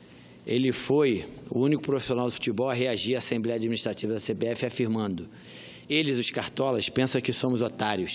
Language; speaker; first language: Portuguese; native; Portuguese